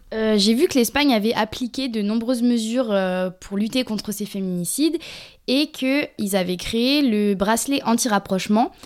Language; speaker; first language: French; native; French